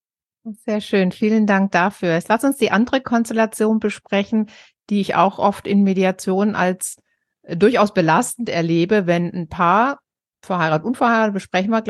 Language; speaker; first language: German; native; German